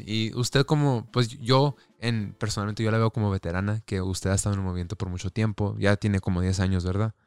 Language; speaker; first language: Spanish; early bilingual, heritage; Spanish